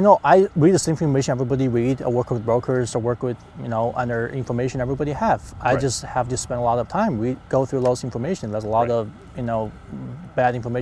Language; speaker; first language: English; non-native, fluent; Chinese